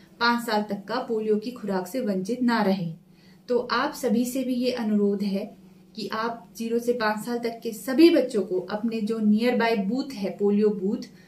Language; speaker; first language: Hindi; native; Hindi